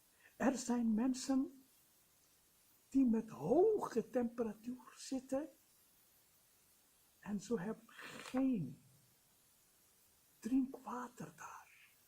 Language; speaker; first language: Dutch; non-native, fluent; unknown